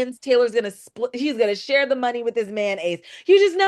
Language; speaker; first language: English; native; English